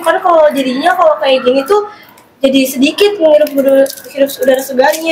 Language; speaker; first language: Indonesian; native; Indonesian